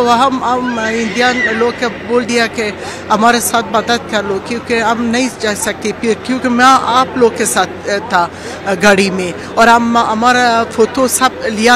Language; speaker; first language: Hindi; non-native, learner; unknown